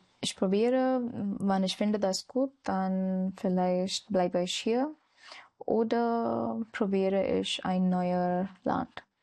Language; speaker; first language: German; non-native, learner; Marathi